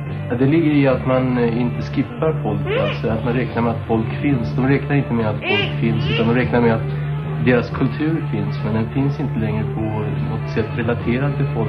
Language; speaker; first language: Swedish; native; Swedish